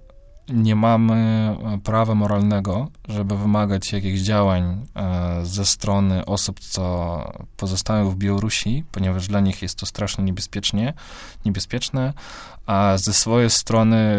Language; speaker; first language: Polish; non-native, fluent; Russian